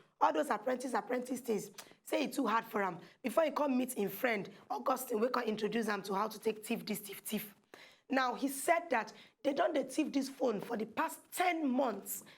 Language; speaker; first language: Nigerian Pidgin; native; Nigerian Pidgin